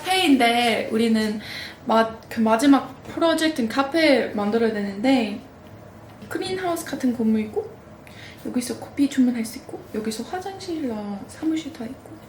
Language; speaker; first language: Korean; non-native, fluent; English